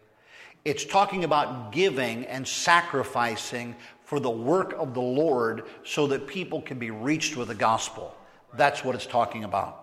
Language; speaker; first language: English; native; English